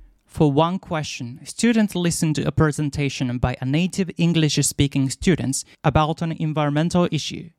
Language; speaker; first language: English; non-native, fluent; Japanese